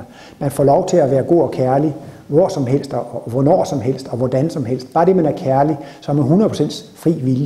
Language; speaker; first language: Danish; native; Danish